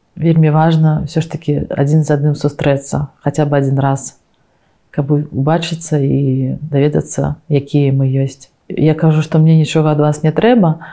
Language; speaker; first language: Belarusian; non-native, local second language; Russian